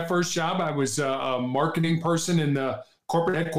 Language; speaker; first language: English; native; English